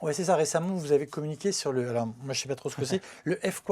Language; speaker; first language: French; native; French